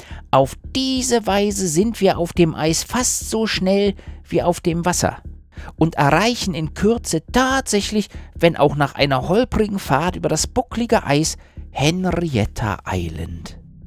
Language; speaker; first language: German; native; German